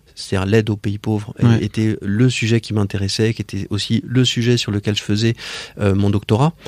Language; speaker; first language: French; native; French